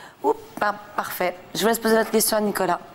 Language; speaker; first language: French; native; French